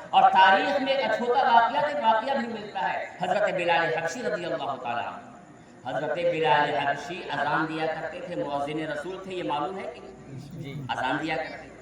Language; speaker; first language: Urdu; native; Urdu